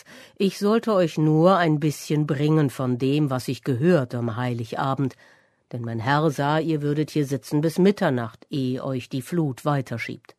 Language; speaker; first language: German; native; German